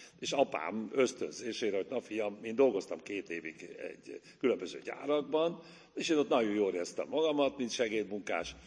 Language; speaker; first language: Hungarian; native; Hungarian